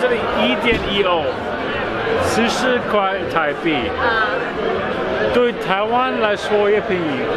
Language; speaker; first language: Chinese; non-native, fluent; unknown